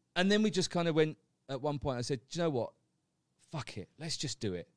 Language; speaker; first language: English; native; English